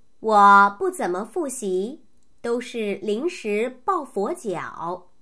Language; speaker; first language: Chinese; native; Chinese